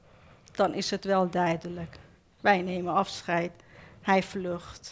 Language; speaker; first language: Dutch; non-native, fluent; Persian